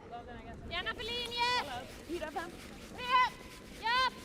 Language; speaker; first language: Swedish; native; Swedish